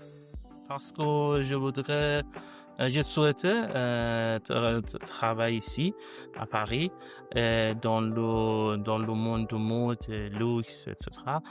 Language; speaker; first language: French; non-native, learner; Persian